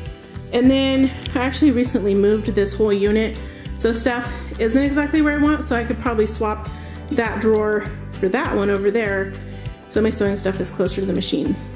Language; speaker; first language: English; native; English